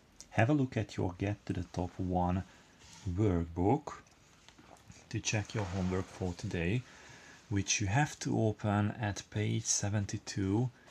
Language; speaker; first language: English; non-native, fluent; Hungarian